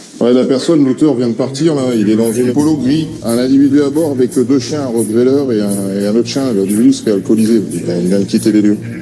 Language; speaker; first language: French; native; French